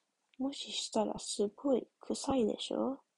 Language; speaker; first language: Japanese; early bilingual, heritage; English